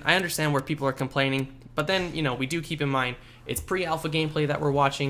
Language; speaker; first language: English; native; English